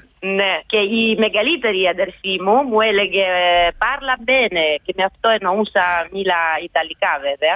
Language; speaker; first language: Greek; non-native, fluent; Italian